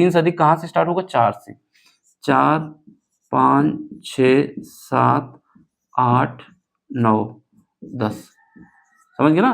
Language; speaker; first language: Hindi; native; Hindi